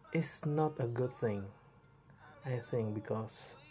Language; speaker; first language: English; non-native, learner; Indonesian